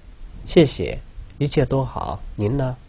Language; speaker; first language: Chinese; non-native, local second language; Tibetan